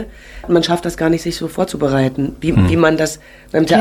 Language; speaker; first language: German; native; German